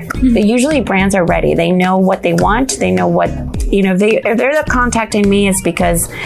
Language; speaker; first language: English; non-native, fluent; Spanish